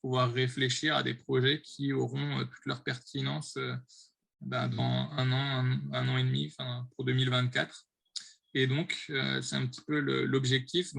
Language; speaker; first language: French; native; French